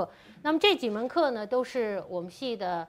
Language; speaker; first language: Chinese; native; Chinese